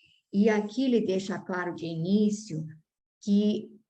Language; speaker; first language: Portuguese; native; Portuguese